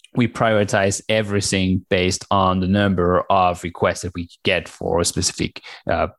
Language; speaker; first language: English; non-native, fluent; French